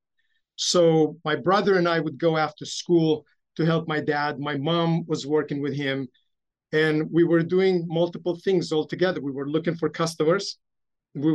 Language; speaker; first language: English; early bilingual, other home language; Romanian